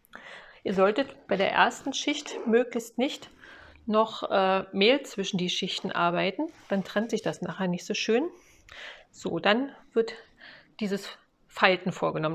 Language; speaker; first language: German; native; German